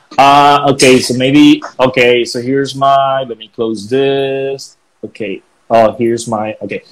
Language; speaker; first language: English; non-native, fluent; Spanish